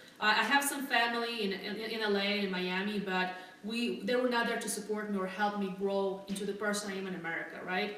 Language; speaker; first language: English; non-native, fluent; Russian